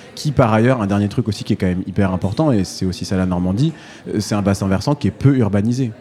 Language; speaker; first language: French; native; French